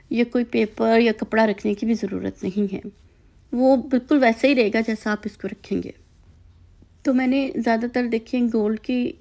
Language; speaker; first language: Urdu; native; Urdu